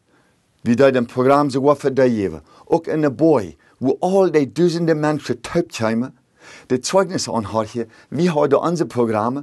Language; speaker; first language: German; early bilingual, heritage; Plautdietsch